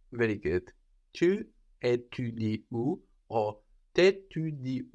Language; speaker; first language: French; non-native, fluent; English